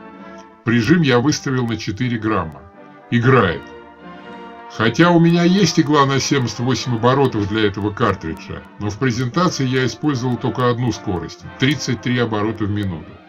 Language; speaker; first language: Russian; native; Russian